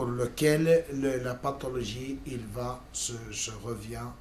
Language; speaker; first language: French; non-native, learner; Spanish